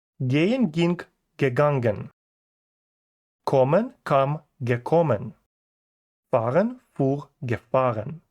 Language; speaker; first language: German; non-native, fluent; Ukrainian